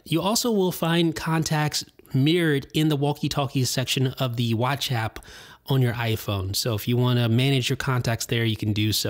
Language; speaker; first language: English; native; English